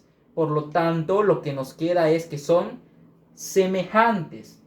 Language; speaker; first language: Spanish; native; Spanish